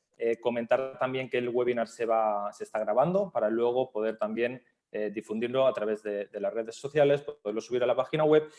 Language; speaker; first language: Spanish; native; Spanish